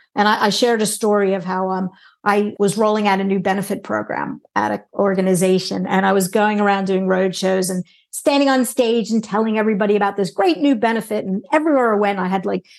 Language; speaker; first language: English; native; English